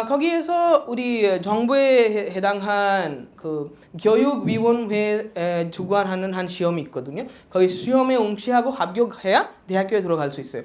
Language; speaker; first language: Korean; non-native, fluent; Odia